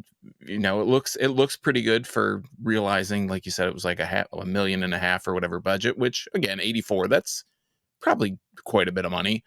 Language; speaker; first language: English; native; English